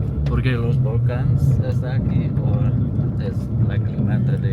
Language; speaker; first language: Spanish; non-native, learner; English